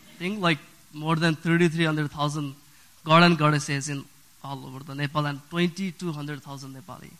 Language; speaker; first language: English; non-native, fluent; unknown